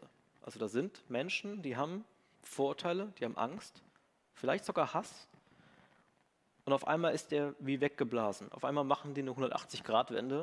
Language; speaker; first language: German; native; German